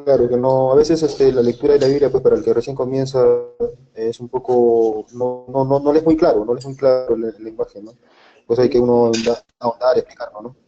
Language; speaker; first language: Spanish; native; Spanish